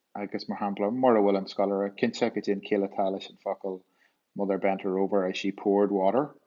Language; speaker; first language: Irish; native; Irish